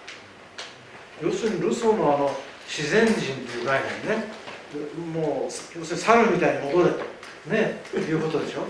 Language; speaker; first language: Japanese; native; Japanese